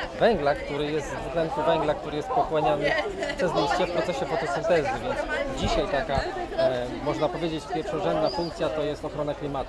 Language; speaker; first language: Polish; native; Polish